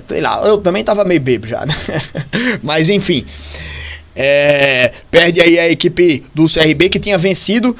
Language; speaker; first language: Portuguese; native; Portuguese